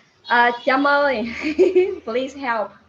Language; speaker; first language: English; non-native, learner; Vietnamese